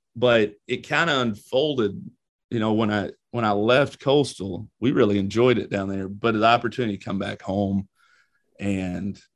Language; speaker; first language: English; native; English